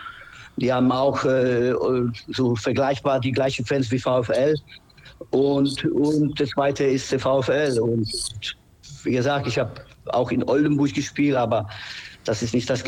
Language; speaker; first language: German; non-native, fluent; Polish